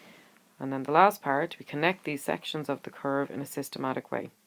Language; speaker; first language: English; native; English